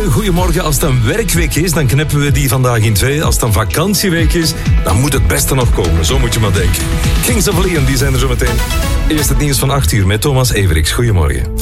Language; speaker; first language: Dutch; native; Dutch